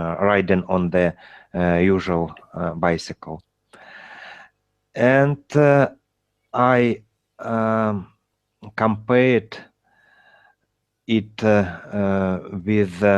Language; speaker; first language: English; non-native, learner; Russian